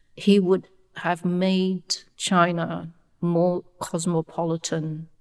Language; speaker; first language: English; non-native, fluent; Chinese